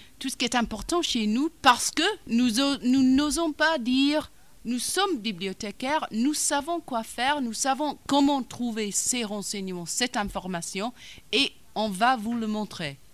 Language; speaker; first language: French; non-native, fluent; English